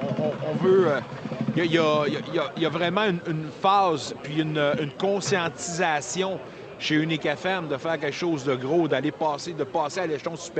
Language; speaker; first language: French; native; French